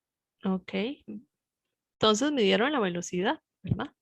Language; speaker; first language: Spanish; native; Spanish